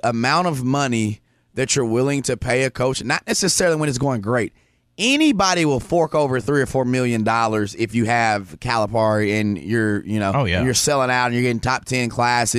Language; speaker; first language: English; native; English